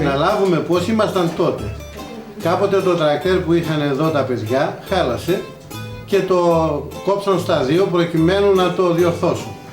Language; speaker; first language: Greek; native; Greek